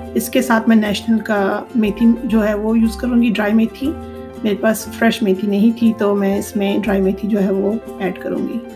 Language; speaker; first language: Urdu; native; Urdu